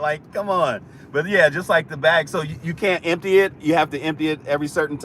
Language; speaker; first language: English; native; English